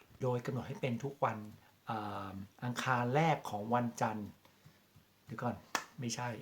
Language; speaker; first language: Thai; native; Thai